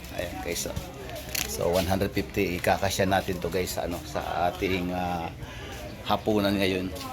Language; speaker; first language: Filipino; native; Filipino